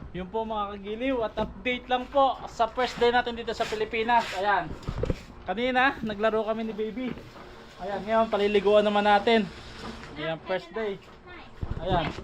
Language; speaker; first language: Filipino; native; Filipino